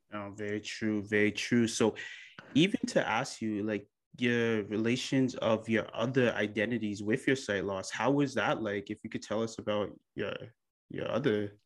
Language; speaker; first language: English; early bilingual, other home language; Akan